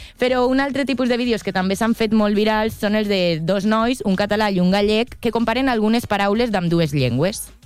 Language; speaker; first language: Catalan; native; Catalan